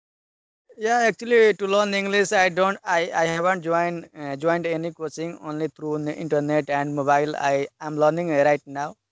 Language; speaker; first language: English; non-native, learner; Hindi